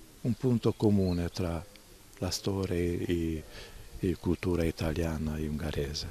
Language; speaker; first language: Italian; non-native, fluent; Hungarian